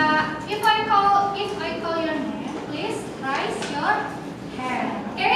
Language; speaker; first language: English; non-native, local second language; Indonesian